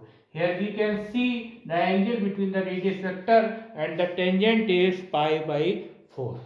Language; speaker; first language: English; non-native, local second language; Hindi